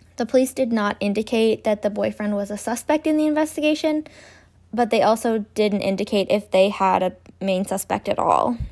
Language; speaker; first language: English; native; English